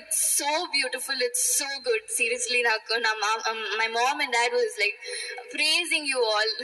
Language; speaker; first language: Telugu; non-native, learner; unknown